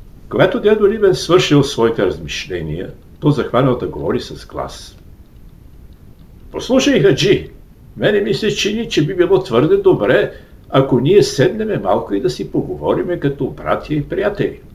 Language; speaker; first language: Bulgarian; native; Bulgarian